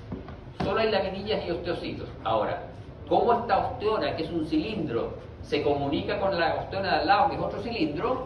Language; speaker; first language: Spanish; native; Spanish